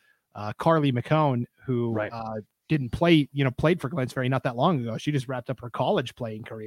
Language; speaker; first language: English; native; English